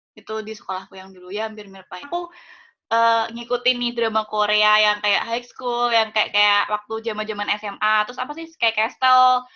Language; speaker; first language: Indonesian; native; Indonesian